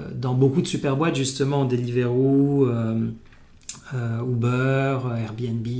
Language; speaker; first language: French; non-native, local second language; Arabic